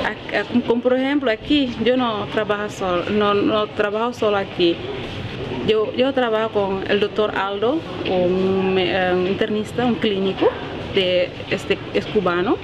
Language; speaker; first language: Spanish; non-native, learner; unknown